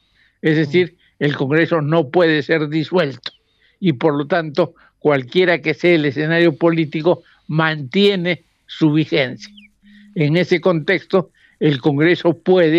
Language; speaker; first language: Spanish; native; Spanish